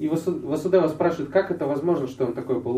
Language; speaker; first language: Russian; native; Russian